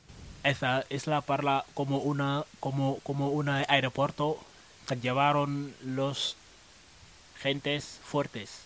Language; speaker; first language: Spanish; non-native, learner; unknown